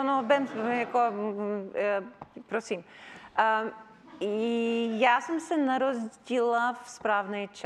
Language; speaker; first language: Czech; early bilingual, heritage; Czech